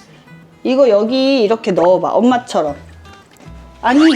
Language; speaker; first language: Korean; native; Korean